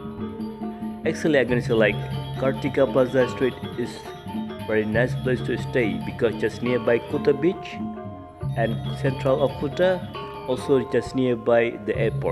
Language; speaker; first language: English; non-native, learner; Indonesian